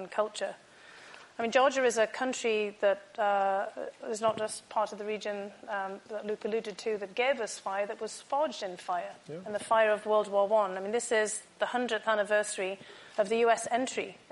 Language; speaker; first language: English; native; English